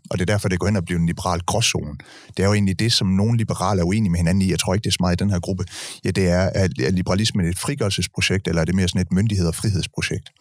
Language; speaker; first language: Danish; native; Danish